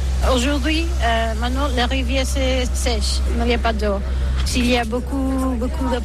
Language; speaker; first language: French; non-native, learner; Catalan